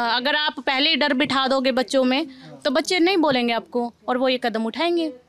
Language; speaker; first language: Hindi; native; Hindi